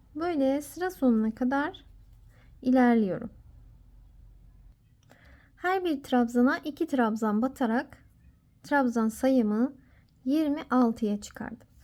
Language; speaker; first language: Turkish; native; Turkish